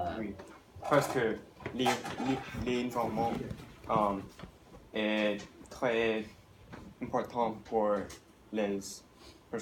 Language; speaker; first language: French; non-native, learner; English